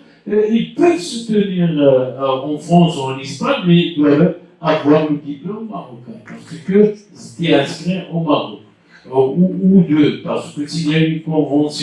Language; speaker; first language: French; non-native, local second language; Arabic